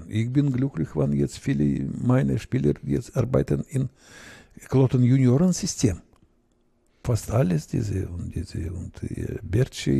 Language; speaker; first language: German; non-native, learner; Russian